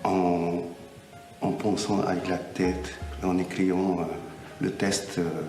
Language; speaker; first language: French; non-native, local second language; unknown